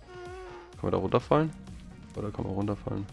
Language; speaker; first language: German; native; German